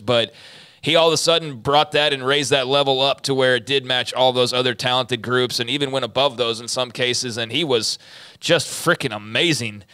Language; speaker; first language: English; native; English